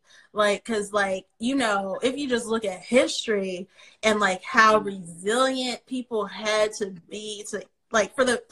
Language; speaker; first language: English; native; English